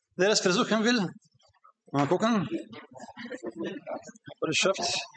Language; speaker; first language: German; non-native, fluent; Bulgarian